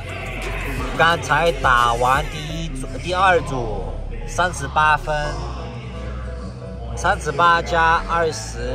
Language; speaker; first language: Chinese; early bilingual, heritage; English